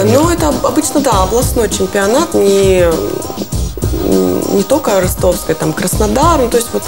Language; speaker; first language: Russian; native; Russian